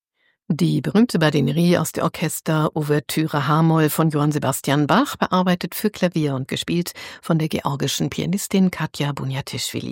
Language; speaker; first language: German; native; German